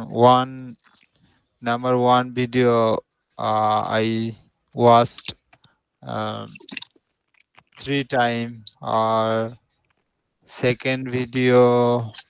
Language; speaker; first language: English; non-native, learner; Bangla